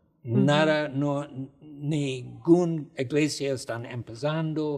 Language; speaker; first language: Spanish; non-native, fluent; English